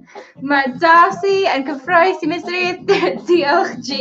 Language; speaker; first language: Welsh; non-native, local second language; English